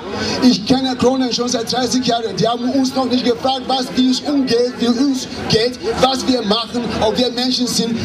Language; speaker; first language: German; non-native, fluent; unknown